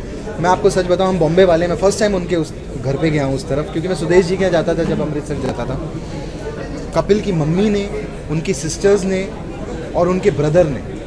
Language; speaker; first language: Hindi; native; Hindi